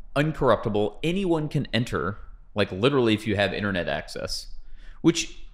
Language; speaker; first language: English; native; English